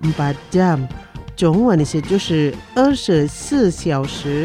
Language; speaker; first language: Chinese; early bilingual, heritage; Chinese